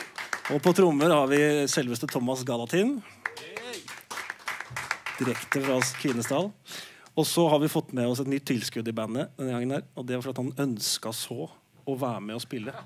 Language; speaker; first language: Norwegian; native; Norwegian